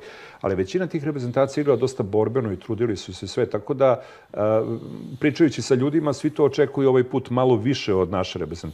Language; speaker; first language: Serbian; native; Serbian